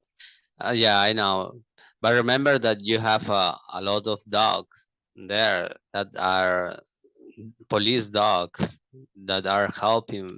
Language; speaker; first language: English; non-native, learner; Portuguese